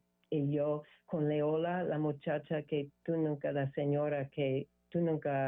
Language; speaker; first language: Spanish; non-native, learner; English